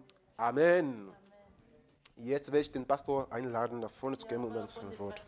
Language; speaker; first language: German; non-native, fluent; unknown